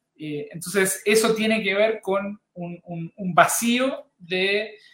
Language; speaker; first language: Spanish; native; Spanish